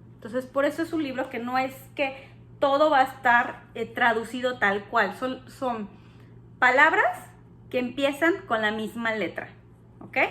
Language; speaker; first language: Spanish; native; Spanish